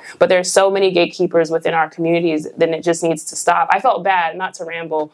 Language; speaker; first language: English; native; English